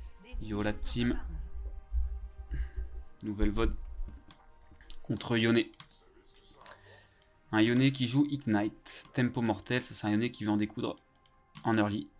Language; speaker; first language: French; native; French